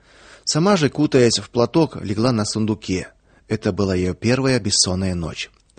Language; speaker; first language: Russian; native; Russian